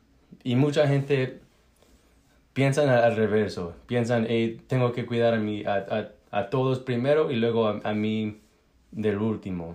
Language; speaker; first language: Spanish; early bilingual, heritage; Spanish